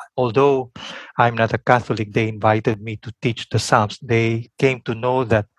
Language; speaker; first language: English; non-native, local second language; Filipino